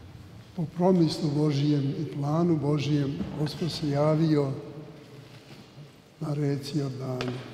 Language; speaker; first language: Serbian; native; Serbian